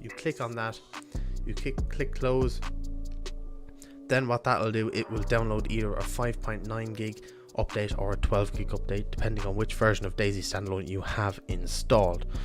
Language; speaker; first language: English; native; English